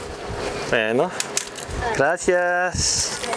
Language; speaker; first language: Spanish; non-native, learner; Korean